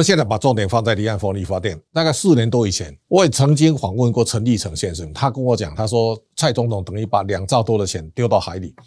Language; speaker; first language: Chinese; native; Chinese